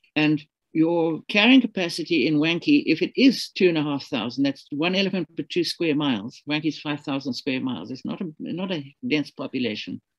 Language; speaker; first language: English; native; English